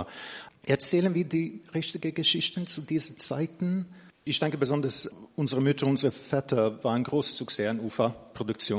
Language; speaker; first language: German; non-native, fluent; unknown